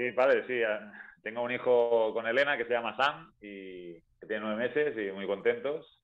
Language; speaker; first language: Spanish; native; Spanish